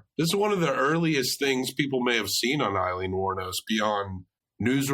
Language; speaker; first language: English; native; English